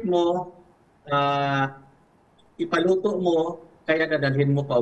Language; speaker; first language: Filipino; native; Filipino